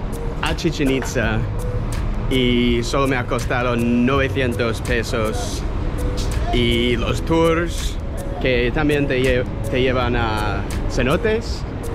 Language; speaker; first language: Spanish; non-native, learner; English